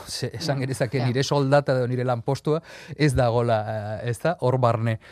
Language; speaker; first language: Basque; non-native, local second language; Spanish